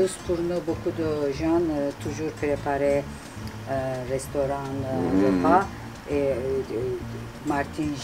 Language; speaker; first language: French; non-native, learner; Turkish